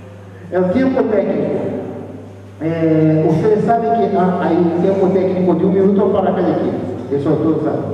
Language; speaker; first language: Spanish; non-native, fluent; Portuguese